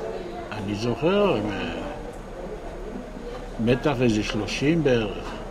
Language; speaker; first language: Hebrew; non-native, local second language; Yiddish